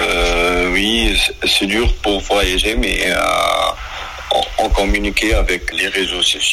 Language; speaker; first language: French; non-native, local second language; Arabic